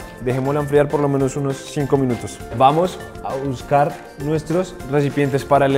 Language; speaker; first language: Spanish; native; Spanish